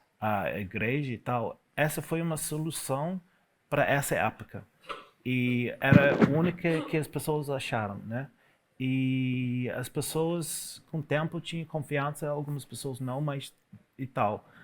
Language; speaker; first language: Portuguese; non-native, fluent; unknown